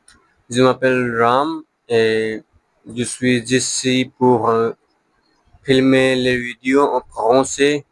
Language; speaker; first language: French; non-native, learner; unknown